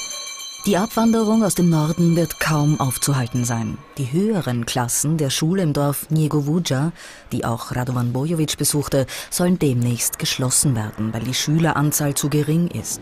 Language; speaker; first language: German; native; German